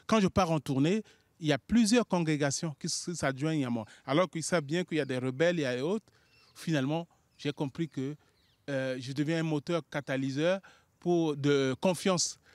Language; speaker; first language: French; non-native, local second language; Sango